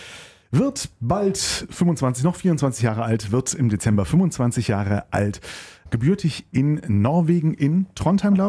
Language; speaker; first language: German; native; German